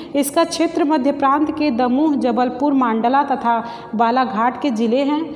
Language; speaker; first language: Hindi; native; Hindi